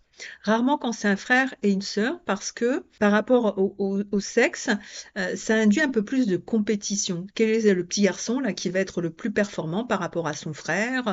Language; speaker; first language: French; native; French